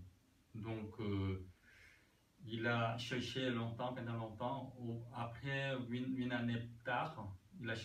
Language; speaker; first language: French; non-native, learner; Korean